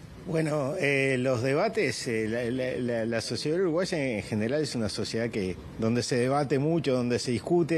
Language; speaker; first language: Spanish; native; Spanish